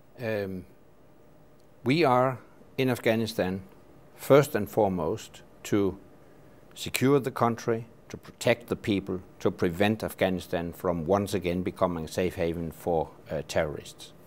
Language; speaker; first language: English; non-native, fluent; Danish